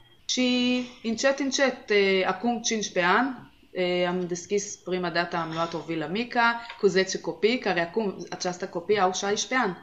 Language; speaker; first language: Romanian; non-native, learner; Hebrew